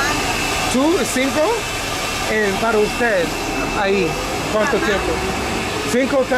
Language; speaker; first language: Spanish; non-native, learner; English